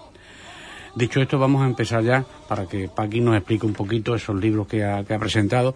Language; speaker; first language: Spanish; native; Spanish